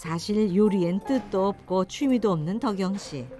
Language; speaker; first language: Korean; native; Korean